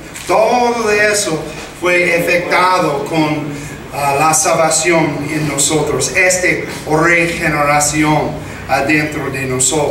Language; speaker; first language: Spanish; non-native, fluent; English